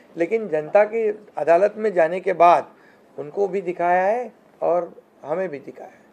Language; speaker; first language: Hindi; non-native, local second language; Marathi